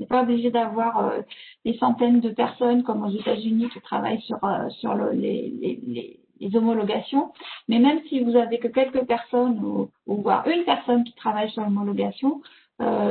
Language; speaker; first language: French; native; French